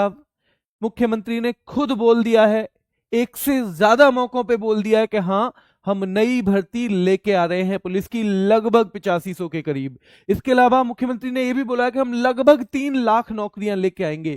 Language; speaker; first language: Hindi; native; Hindi